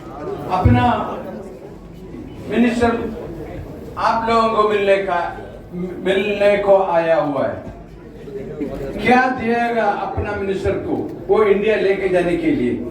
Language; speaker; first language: Hindi; non-native, local second language; Malayalam